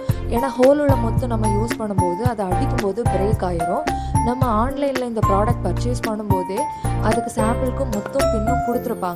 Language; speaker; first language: Tamil; native; Tamil